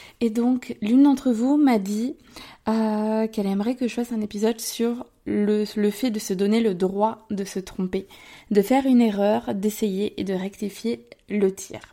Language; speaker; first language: French; native; French